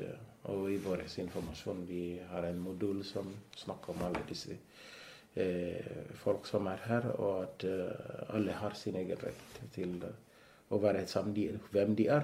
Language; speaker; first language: Norwegian; non-native, fluent; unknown